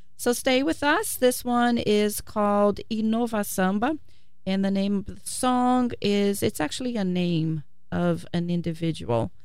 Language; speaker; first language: English; non-native, fluent; Portuguese